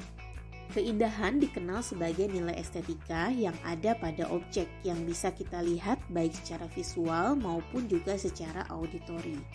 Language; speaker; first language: Indonesian; native; Indonesian